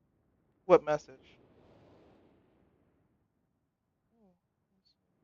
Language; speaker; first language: English; native; English